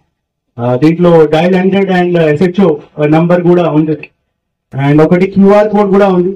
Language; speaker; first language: Telugu; non-native, fluent; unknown